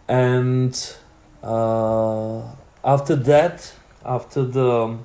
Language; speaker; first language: English; non-native, learner; Czech